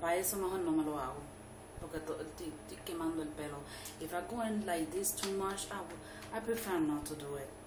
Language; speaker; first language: English; non-native, fluent; Spanish